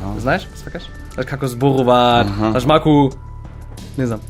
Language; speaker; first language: Macedonian; non-native, learner; German